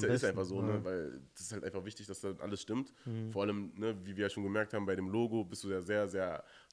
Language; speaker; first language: German; native; German